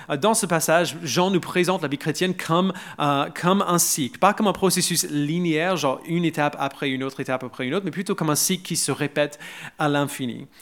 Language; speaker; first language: French; non-native, fluent; English